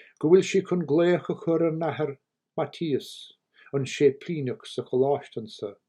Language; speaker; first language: Irish; native; Irish